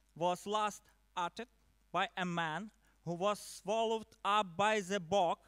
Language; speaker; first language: English; non-native, learner; Ukrainian